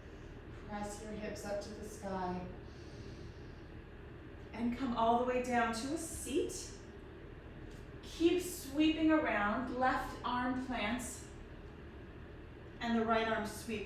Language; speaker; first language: English; native; English